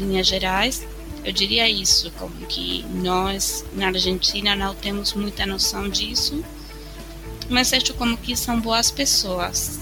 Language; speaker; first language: Portuguese; non-native, fluent; Spanish